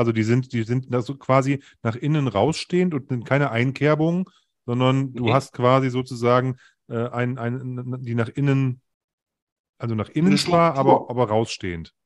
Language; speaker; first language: German; native; German